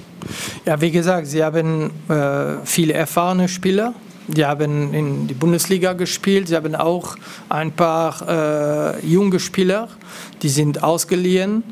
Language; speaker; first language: German; non-native, local second language; French